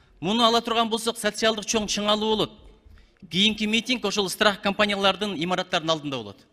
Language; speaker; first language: Kyrgyz; native; Kyrgyz